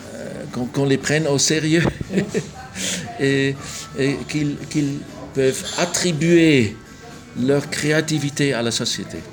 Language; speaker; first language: French; non-native, local second language; German